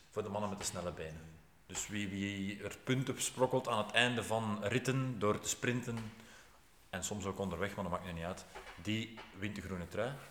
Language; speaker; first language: Dutch; native; Dutch